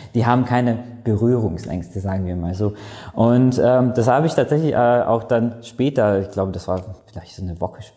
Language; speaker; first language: German; non-native, fluent; Latvian